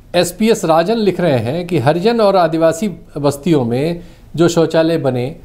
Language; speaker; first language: Hindi; native; Hindi